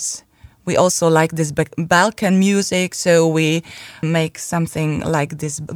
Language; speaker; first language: English; non-native, fluent; German